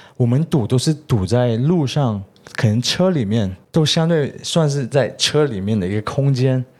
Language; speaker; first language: Chinese; early bilingual, heritage; Chinese